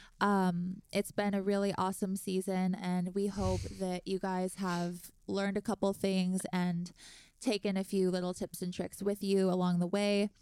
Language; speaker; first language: English; native; English